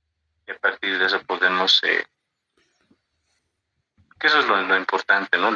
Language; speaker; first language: Spanish; native; Spanish